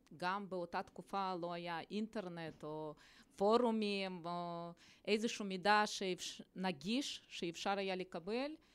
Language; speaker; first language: Hebrew; non-native, fluent; Russian